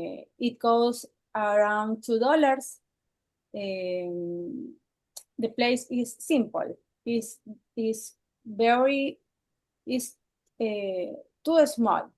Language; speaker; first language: English; non-native, learner; Spanish